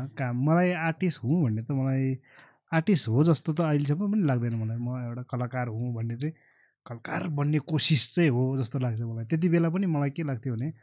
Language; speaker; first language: Nepali; non-native, local second language; Eastern Tamang